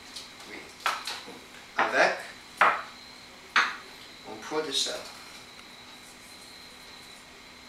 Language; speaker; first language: French; non-native, learner; English